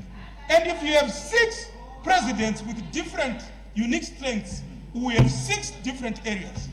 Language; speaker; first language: English; non-native, local second language; Shona